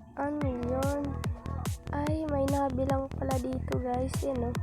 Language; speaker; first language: Filipino; non-native, local second language; Cebuano